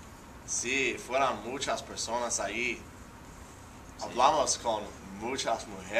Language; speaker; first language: Spanish; non-native, learner; English